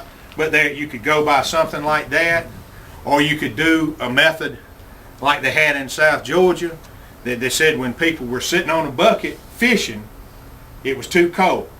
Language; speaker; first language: English; native; English